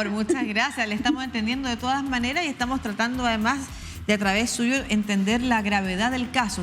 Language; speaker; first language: Spanish; native; Spanish